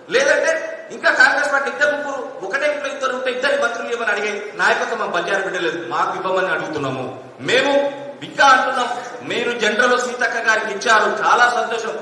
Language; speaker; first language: Telugu; non-native, local second language; Lambadi